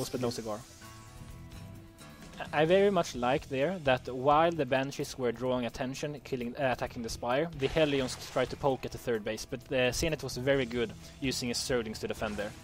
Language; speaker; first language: English; non-native, fluent; Swedish